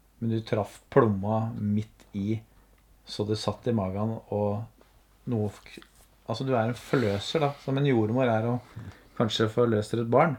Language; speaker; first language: Norwegian; native; Norwegian